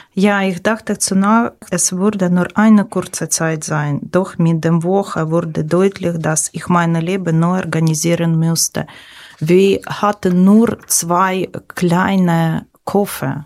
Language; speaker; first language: German; non-native, learner; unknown